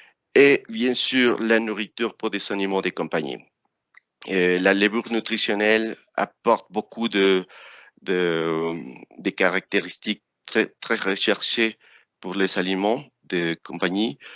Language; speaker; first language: French; non-native, fluent; Spanish